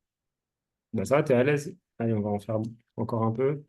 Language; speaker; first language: French; native; French